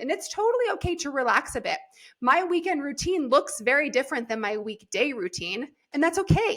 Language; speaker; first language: English; native; English